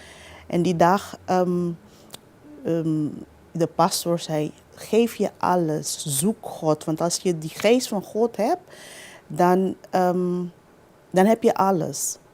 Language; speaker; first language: Dutch; non-native, local second language; Papiamento